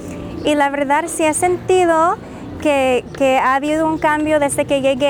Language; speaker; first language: Spanish; non-native, fluent; English